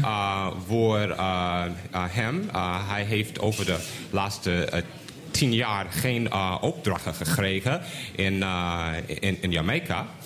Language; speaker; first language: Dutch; non-native, learner; English